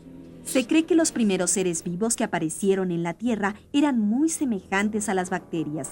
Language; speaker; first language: Spanish; native; Spanish